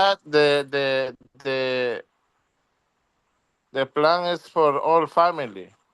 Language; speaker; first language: English; non-native, learner; Spanish